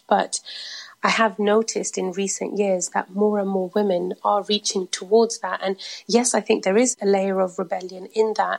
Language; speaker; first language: English; native; English